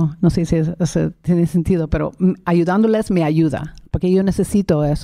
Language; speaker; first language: Spanish; non-native, fluent; English